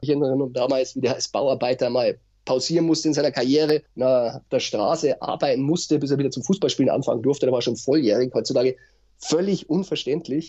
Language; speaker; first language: German; native; German